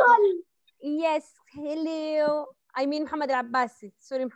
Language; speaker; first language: English; non-native, fluent; Arabic